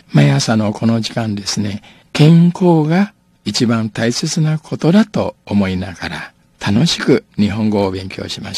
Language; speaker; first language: Japanese; non-native, fluent; Chinese